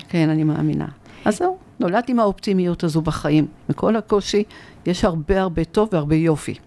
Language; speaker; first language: Hebrew; early bilingual, other home language; Arabic